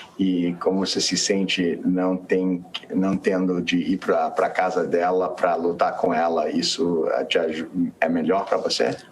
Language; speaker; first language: Portuguese; non-native, fluent; English